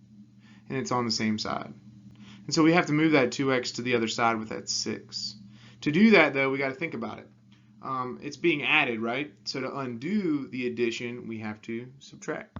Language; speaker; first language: English; native; English